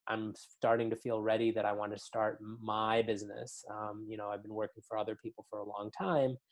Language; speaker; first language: English; native; English